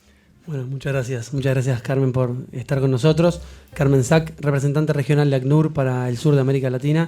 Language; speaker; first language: Spanish; native; Spanish